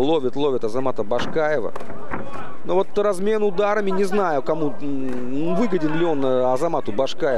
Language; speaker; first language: Russian; native; Russian